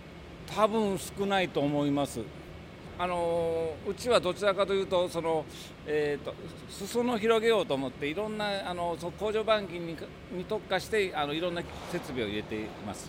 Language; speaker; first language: Japanese; native; Japanese